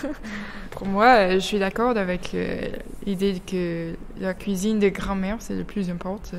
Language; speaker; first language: French; non-native, fluent; English